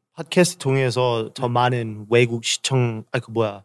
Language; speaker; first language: Korean; non-native, fluent; English